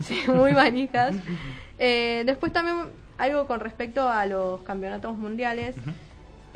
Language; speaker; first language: Spanish; native; Spanish